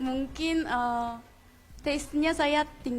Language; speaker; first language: Indonesian; non-native, fluent; Korean